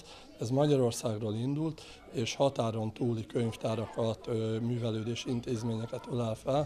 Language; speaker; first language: Hungarian; native; Hungarian